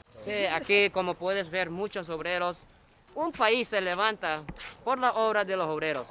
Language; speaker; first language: Spanish; non-native, fluent; English